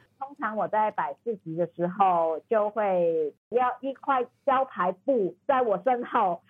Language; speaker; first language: Chinese; non-native, fluent; Cantonese